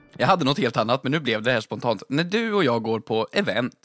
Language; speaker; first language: Swedish; native; Swedish